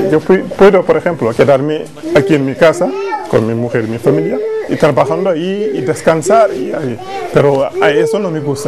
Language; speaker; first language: Spanish; non-native, fluent; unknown